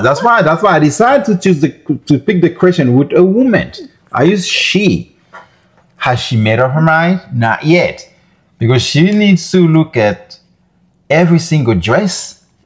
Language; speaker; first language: English; non-native, fluent; Haitian Creole